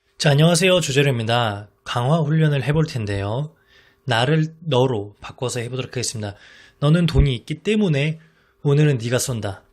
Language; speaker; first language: Korean; native; Korean